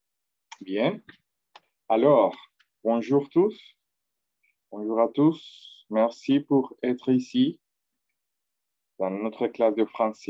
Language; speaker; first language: French; non-native, fluent; Spanish